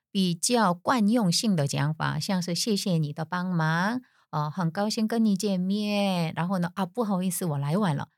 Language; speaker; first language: Chinese; non-native, fluent; Korean